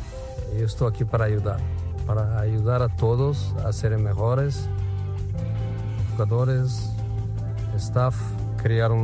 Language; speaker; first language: Spanish; non-native, fluent; Portuguese